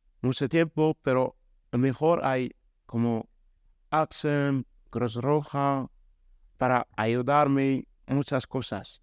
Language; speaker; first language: Spanish; non-native, learner; Arabic